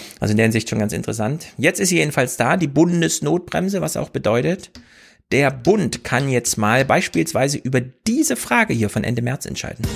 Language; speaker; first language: German; native; German